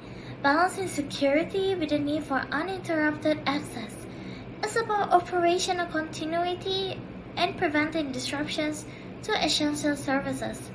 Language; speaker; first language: English; non-native, local second language; Malay